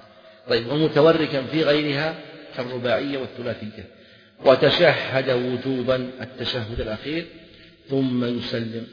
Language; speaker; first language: Arabic; native; Arabic